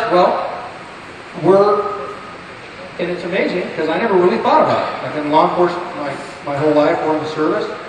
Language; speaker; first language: English; native; English